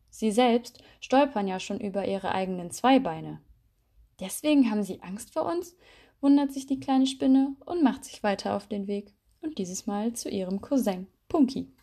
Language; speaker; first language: German; native; German